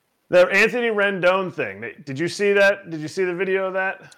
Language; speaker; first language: English; native; English